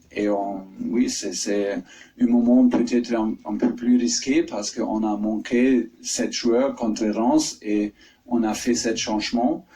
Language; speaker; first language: French; non-native, fluent; German